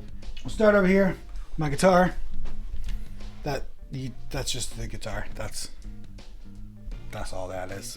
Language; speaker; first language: English; native; English